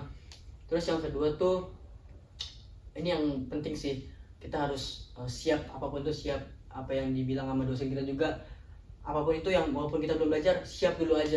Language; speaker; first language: Indonesian; native; Indonesian